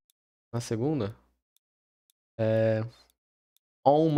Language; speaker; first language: Portuguese; native; Portuguese